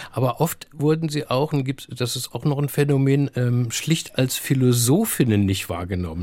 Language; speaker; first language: German; native; German